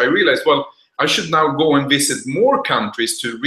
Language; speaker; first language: English; non-native, fluent; Swedish